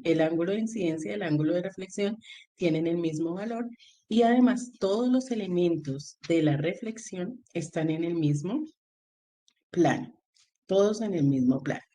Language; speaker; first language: Spanish; native; Spanish